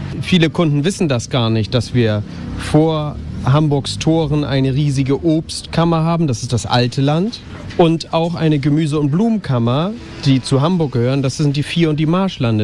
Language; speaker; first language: German; native; German